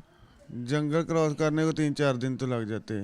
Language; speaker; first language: Hindi; non-native, local second language; Punjabi